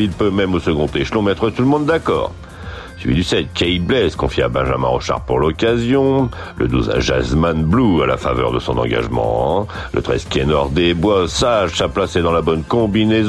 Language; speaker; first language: French; native; French